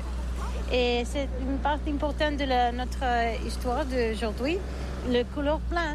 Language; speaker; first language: French; non-native, learner; Catalan